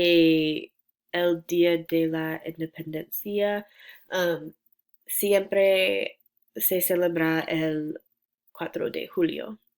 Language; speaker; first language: Spanish; non-native, learner; English